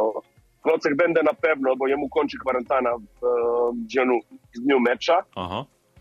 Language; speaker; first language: Polish; non-native, learner; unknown